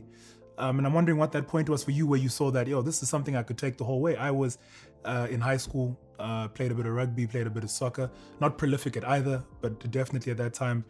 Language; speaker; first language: English; native; English